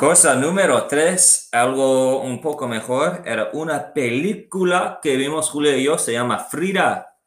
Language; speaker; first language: Spanish; non-native, learner; English